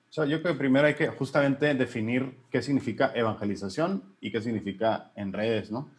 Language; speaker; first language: Spanish; native; Spanish